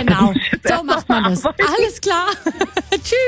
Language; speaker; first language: German; native; German